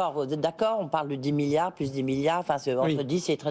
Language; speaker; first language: French; native; French